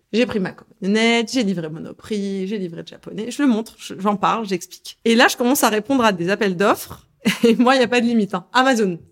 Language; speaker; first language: French; early bilingual, other home language; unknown